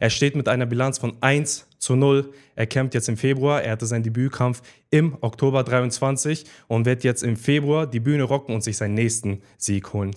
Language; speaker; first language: German; native; German